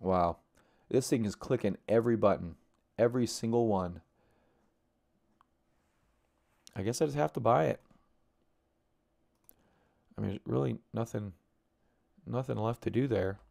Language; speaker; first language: English; native; English